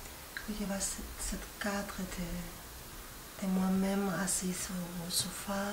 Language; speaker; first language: French; non-native, fluent; Spanish